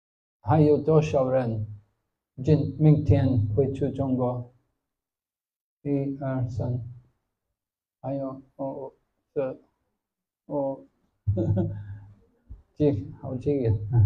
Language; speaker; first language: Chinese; non-native, fluent; English